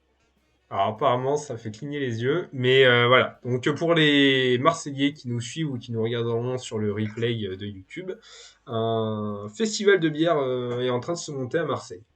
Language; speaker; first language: French; native; French